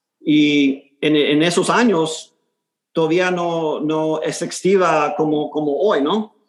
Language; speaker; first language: Spanish; early bilingual, heritage; Spanish